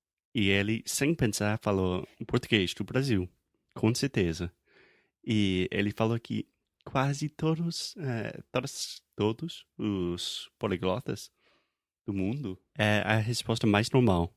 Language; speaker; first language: Portuguese; non-native, fluent; English